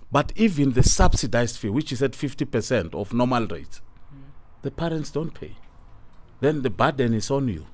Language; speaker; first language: English; non-native, local second language; Tsonga